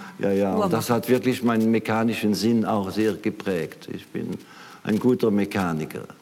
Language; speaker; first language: German; non-native, local second language; Swiss German